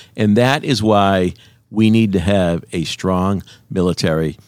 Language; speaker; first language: English; native; English